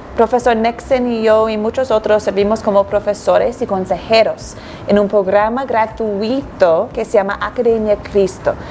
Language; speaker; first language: Spanish; non-native, fluent; English